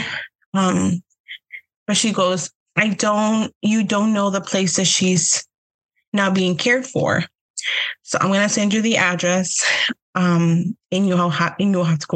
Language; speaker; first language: English; early bilingual, other home language; Spanish